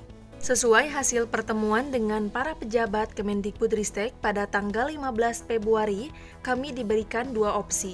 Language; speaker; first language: Indonesian; native; Indonesian